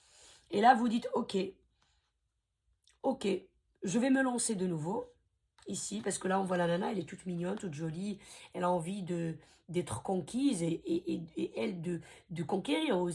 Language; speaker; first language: French; native; French